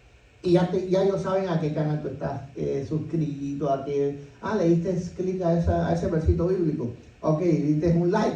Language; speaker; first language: Spanish; native; Spanish